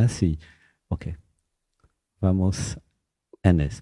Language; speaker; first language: Spanish; non-native, learner; French